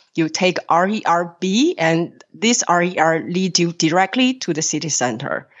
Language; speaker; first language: English; non-native, fluent; Chinese